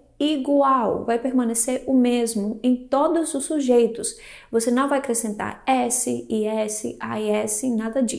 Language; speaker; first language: Portuguese; non-native, fluent; Greek